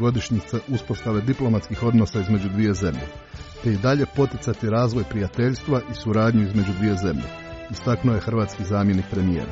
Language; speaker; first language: Croatian; native; Croatian